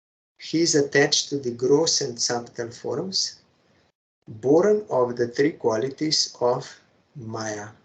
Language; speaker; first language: English; non-native, fluent; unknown